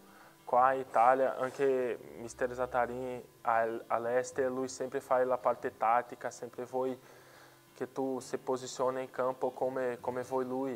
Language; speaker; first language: Italian; non-native, learner; Portuguese